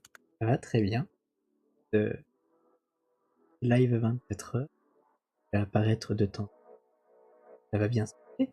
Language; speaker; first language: French; native; French